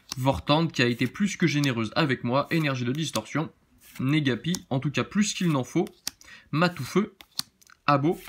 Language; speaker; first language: French; native; French